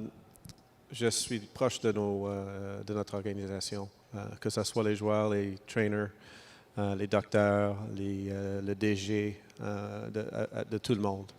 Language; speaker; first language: French; non-native, local second language; English